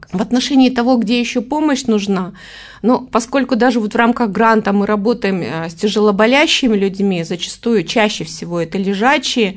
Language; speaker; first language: Russian; native; Russian